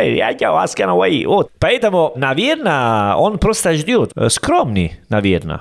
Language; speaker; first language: Russian; non-native, learner; Italian